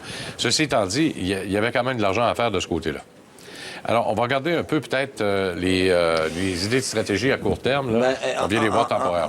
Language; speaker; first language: French; native; French